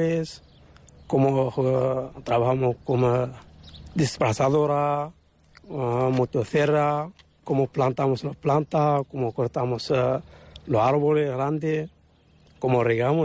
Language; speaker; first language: Spanish; non-native, learner; Arabic